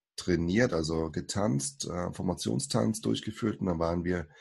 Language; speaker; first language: German; early bilingual, other home language; Portuguese